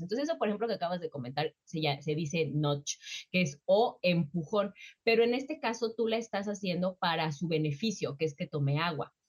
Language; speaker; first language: Spanish; native; Spanish